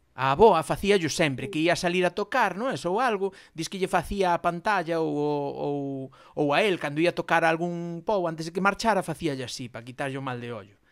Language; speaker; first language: Galician; non-native, local second language; Spanish